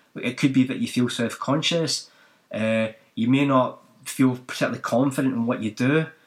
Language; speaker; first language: English; native; English